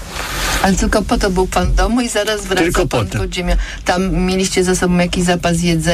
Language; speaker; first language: Polish; native; Polish